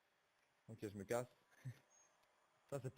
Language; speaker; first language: French; native; French